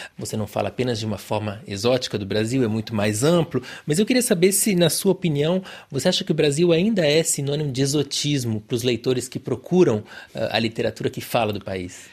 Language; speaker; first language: Portuguese; native; Portuguese